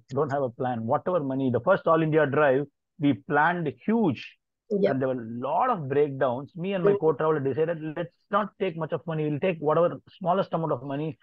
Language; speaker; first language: English; non-native, local second language; Tamil